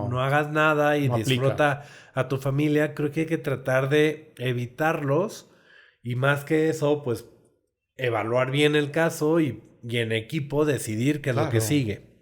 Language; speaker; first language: Spanish; native; Spanish